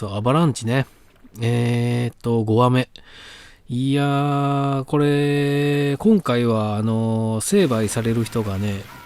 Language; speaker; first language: Japanese; native; Japanese